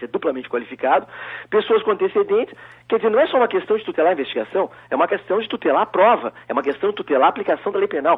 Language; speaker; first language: Portuguese; native; Portuguese